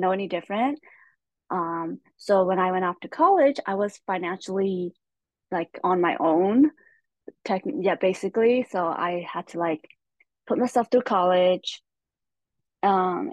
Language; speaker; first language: English; early bilingual, other home language; Hmong